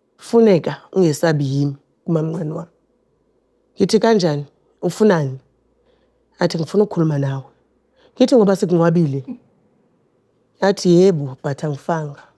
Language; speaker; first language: Zulu; non-native, local second language; Xhosa